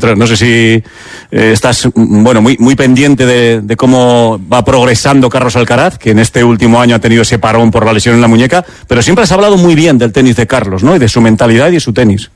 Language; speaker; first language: Spanish; native; Spanish